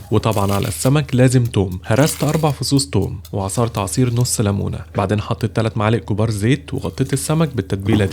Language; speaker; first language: Arabic; native; Arabic